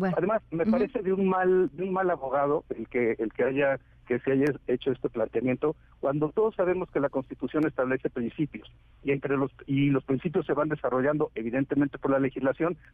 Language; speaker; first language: Spanish; native; Spanish